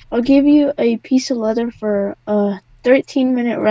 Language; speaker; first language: English; native; English